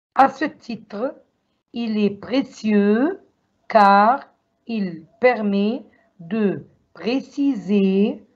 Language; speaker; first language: French; non-native, learner; Arabic